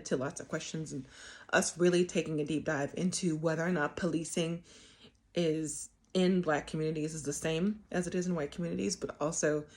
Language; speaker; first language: English; native; English